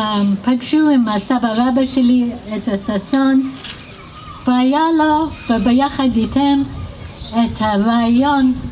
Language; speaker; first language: Hebrew; non-native, fluent; English